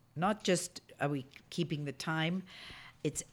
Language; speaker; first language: English; native; English